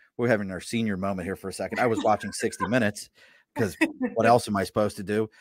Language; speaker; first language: English; native; English